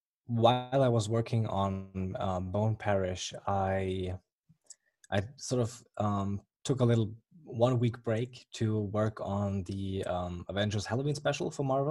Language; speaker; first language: English; non-native, fluent; German